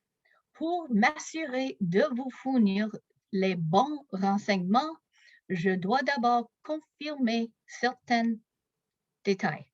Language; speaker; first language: French; non-native, local second language; English